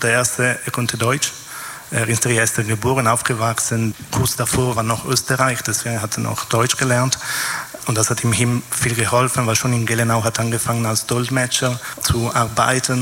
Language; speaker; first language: German; non-native, fluent; Italian